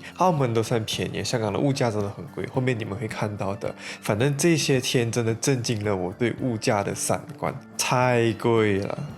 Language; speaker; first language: Chinese; native; Chinese